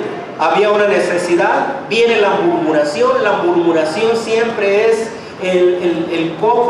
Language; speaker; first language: Spanish; native; Spanish